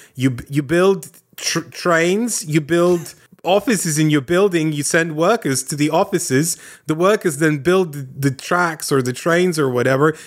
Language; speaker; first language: English; non-native, fluent; Lithuanian